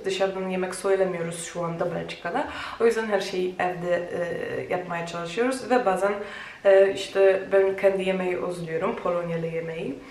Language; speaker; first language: Turkish; non-native, fluent; Polish